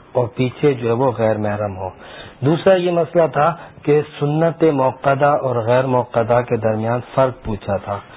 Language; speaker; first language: Urdu; native; Urdu